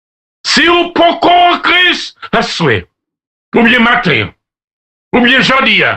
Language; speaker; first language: French; non-native, local second language; Haitian Creole